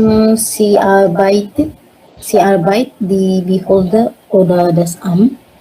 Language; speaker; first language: German; non-native, learner; Indonesian